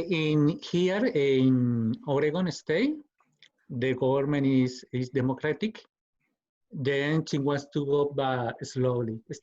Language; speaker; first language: English; non-native, learner; Spanish